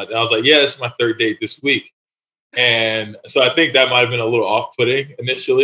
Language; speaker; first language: English; native; English